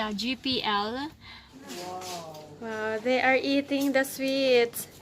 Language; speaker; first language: English; non-native, local second language; Filipino